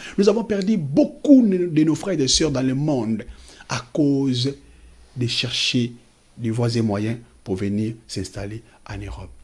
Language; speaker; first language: French; non-native, local second language; Lingala